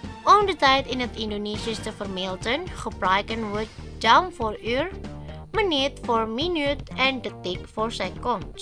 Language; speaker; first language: Dutch; non-native, fluent; Indonesian